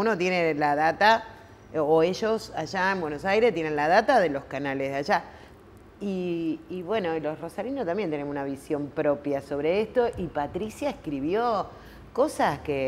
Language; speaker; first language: Spanish; native; Spanish